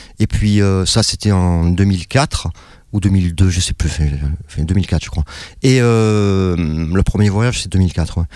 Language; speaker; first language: French; native; French